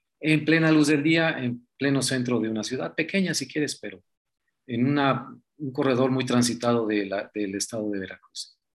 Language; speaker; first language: Spanish; native; Spanish